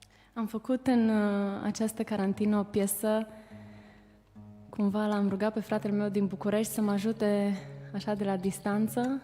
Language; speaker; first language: Romanian; native; Romanian